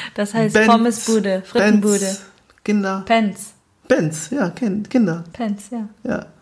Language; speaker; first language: German; early bilingual, other home language; Portuguese